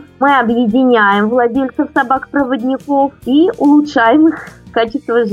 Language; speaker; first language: Russian; native; Russian